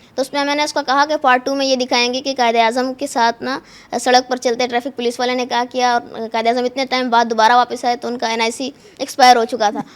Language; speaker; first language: Urdu; native; Urdu